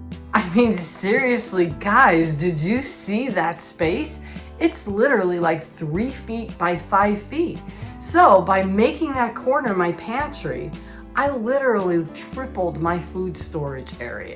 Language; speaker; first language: English; native; English